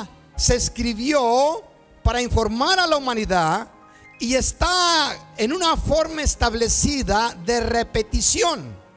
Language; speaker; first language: Spanish; native; Spanish